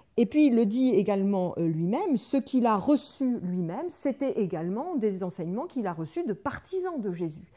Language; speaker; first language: French; native; French